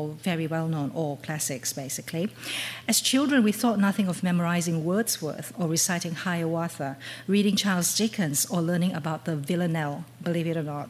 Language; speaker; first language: English; non-native, local second language; Cantonese